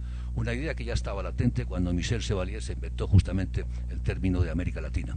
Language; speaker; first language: Spanish; native; Spanish